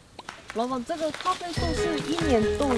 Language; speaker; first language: Chinese; non-native, fluent; Korean